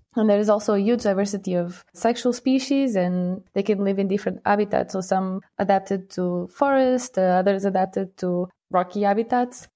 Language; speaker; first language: English; non-native, fluent; Portuguese